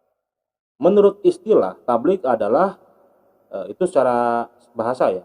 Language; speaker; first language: Indonesian; native; Indonesian